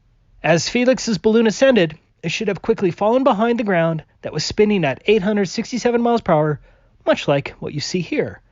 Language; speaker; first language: English; native; English